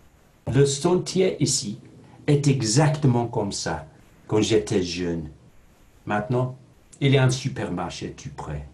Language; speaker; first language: French; non-native, fluent; English